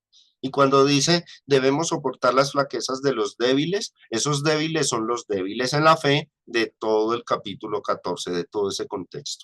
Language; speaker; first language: Spanish; native; Spanish